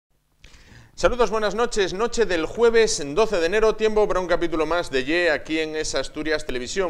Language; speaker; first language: Spanish; native; Spanish